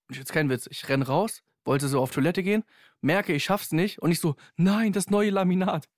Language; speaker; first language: German; native; German